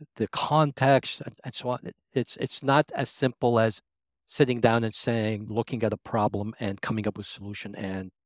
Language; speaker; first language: English; early bilingual, other home language; Arabic